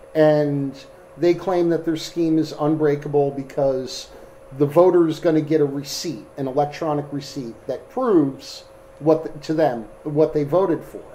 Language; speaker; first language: English; native; English